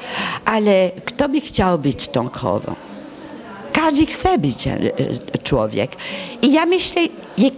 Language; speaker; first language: Polish; early bilingual, heritage; Polish